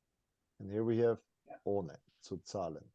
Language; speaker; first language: German; non-native, fluent; English